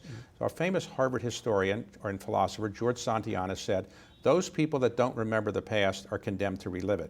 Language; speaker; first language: English; native; English